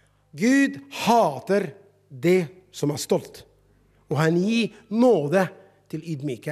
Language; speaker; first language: Norwegian; non-native, fluent; Arabic